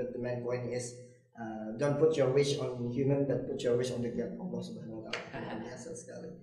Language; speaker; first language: English; non-native, fluent; Indonesian